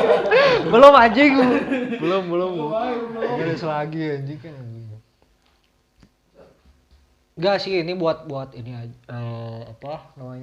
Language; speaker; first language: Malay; non-native, local second language; Sundanese